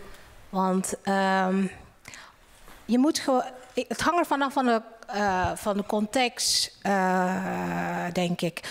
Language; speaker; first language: Dutch; non-native, fluent; Indonesian